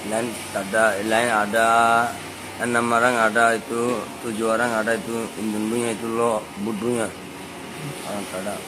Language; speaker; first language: Indonesian; non-native, learner; Rohingya